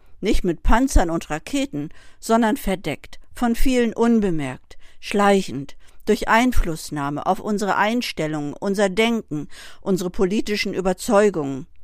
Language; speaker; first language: German; native; German